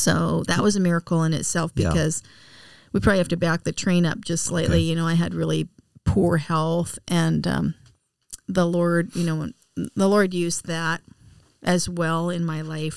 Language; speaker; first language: English; native; English